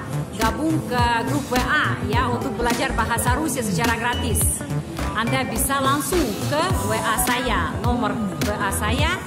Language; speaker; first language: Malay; non-native, fluent; Russian